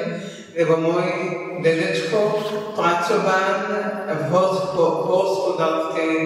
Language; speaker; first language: Slovak; early bilingual, heritage; Slovak